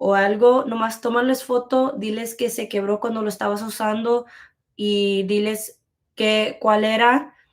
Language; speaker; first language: Spanish; early bilingual, heritage; Spanish